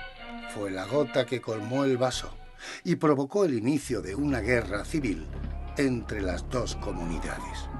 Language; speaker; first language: Spanish; native; Spanish